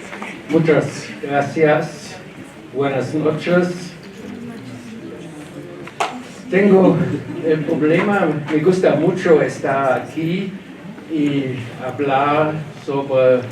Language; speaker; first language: Spanish; non-native, learner; German